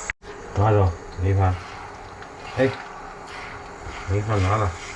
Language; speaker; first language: Chinese; non-native, fluent; Urdu